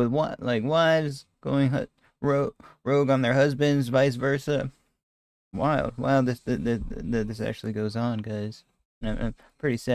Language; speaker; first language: English; native; English